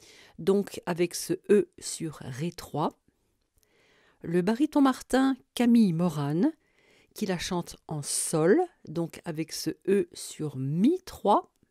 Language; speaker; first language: French; native; French